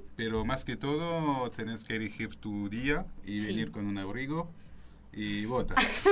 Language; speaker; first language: Spanish; non-native, fluent; French